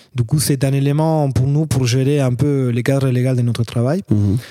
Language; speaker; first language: French; non-native, fluent; Spanish